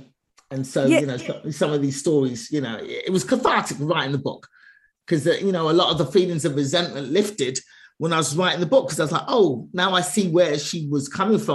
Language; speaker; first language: English; native; English